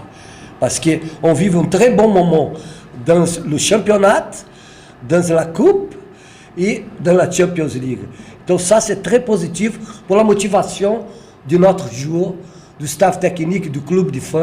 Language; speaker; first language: French; non-native, fluent; Portuguese